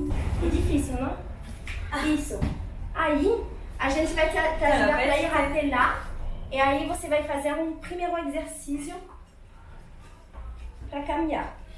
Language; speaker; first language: Portuguese; non-native, learner; French